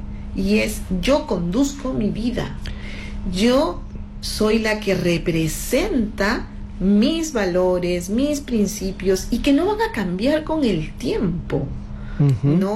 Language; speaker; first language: Spanish; native; Spanish